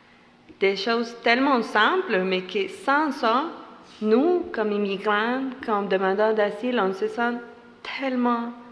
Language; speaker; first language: French; non-native, fluent; Spanish